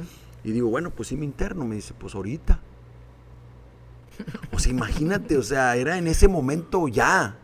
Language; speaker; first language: Spanish; native; Spanish